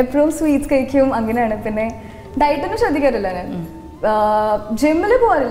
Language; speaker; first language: Malayalam; non-native, local second language; Hindi